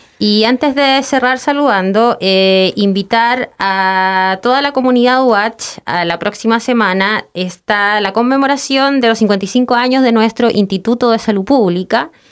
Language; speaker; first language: Spanish; native; Spanish